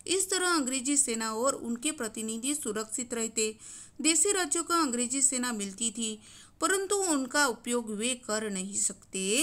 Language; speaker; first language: Hindi; non-native, local second language; Gujarati